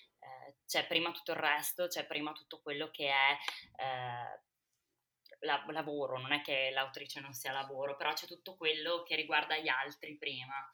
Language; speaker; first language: Italian; native; Italian